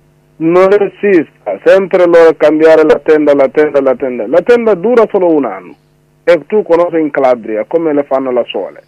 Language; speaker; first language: Italian; non-native, learner; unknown